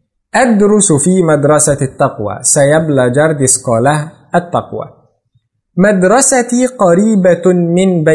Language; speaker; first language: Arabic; non-native, fluent; Indonesian